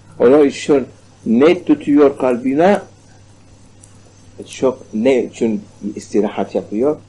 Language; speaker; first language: Turkish; non-native, learner; Arabic